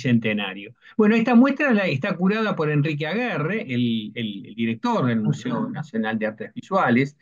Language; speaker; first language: Spanish; native; Spanish